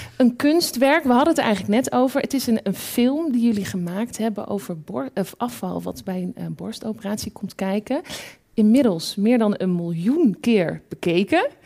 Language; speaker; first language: Dutch; native; Dutch